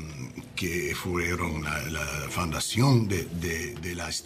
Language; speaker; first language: Spanish; non-native, learner; English